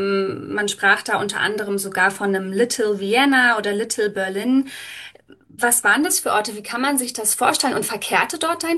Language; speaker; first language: German; native; German